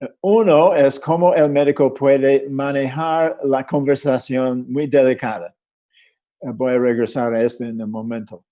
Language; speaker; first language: Spanish; non-native, fluent; English